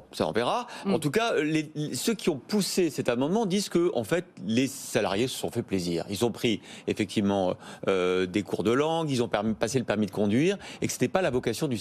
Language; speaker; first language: French; native; French